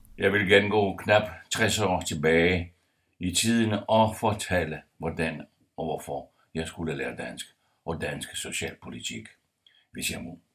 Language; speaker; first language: Danish; non-native, fluent; Italian